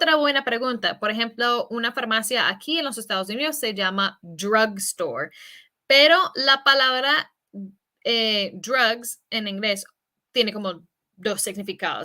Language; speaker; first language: Spanish; non-native, fluent; English